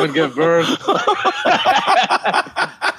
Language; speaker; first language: English; early bilingual, other home language; Arabic